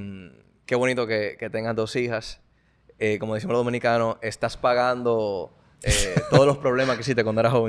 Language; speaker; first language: Spanish; native; Spanish